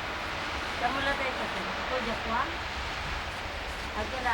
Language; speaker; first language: Italian; non-native, learner; Filipino